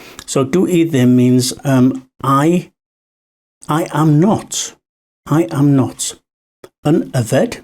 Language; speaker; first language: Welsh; non-native, learner; English